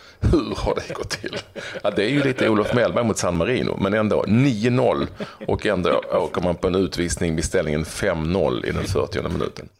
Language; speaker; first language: Swedish; native; Swedish